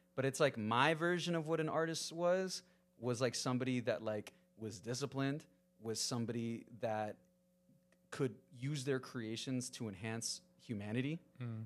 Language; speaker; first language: English; early bilingual, other home language; Spanish